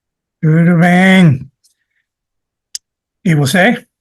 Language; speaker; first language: Portuguese; non-native, learner; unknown